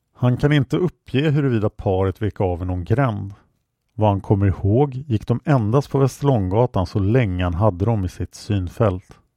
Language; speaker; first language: Swedish; native; Swedish